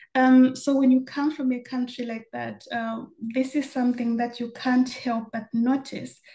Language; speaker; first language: English; non-native, local second language; Shona